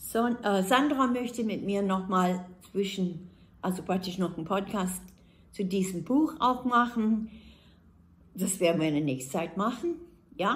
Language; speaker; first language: German; non-native, fluent; English